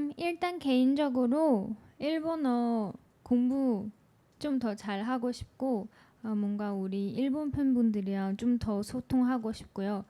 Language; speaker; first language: Korean; non-native, fluent; Chinese